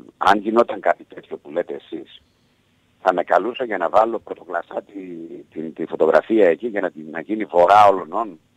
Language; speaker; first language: Greek; native; Greek